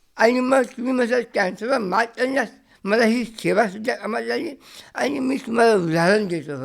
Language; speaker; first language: Marathi; native; Marathi